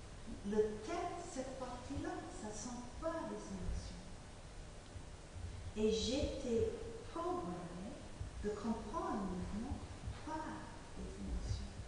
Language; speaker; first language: French; non-native, fluent; English